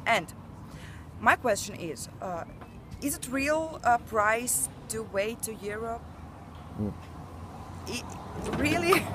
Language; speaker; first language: English; non-native, learner; Russian